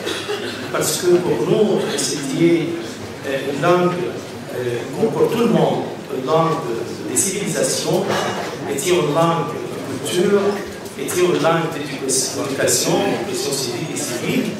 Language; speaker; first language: French; non-native, fluent; Arabic